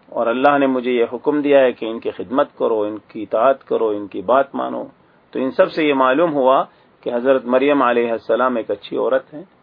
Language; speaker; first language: Urdu; native; Urdu